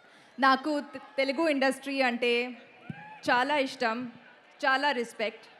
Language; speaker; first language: Telugu; non-native, learner; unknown